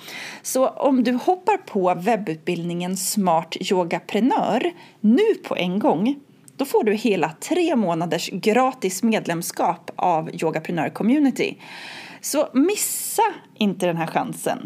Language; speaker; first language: Swedish; native; Swedish